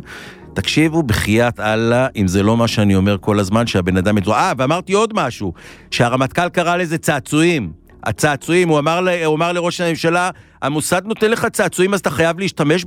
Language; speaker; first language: Hebrew; native; Hebrew